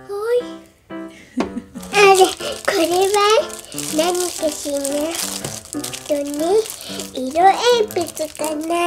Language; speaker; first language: Japanese; native; Japanese